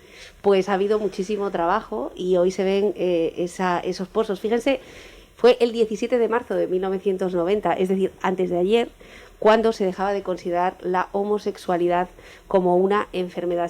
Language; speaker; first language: Spanish; native; Spanish